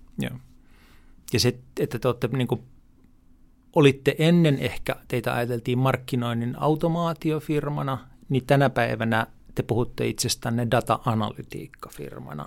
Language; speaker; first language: Finnish; native; Finnish